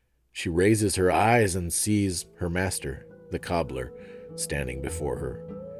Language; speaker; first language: English; native; English